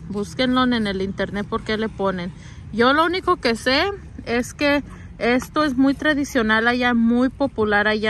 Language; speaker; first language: Spanish; early bilingual, heritage; Spanish